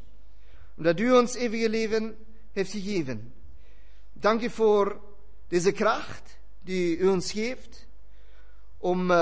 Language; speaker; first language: Dutch; non-native, fluent; German